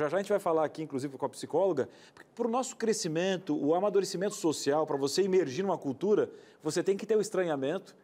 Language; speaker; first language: Portuguese; native; Portuguese